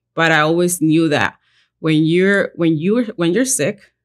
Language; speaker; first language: English; early bilingual, other home language; Spanish